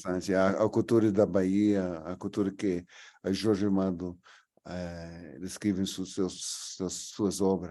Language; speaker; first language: Portuguese; non-native, fluent; English